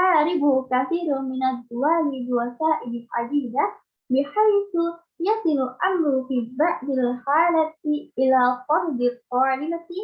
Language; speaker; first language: Arabic; non-native, learner; Indonesian